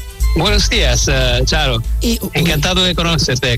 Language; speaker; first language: Spanish; non-native, learner; Italian